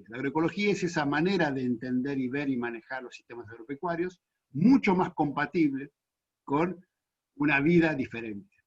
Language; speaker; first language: Spanish; native; Spanish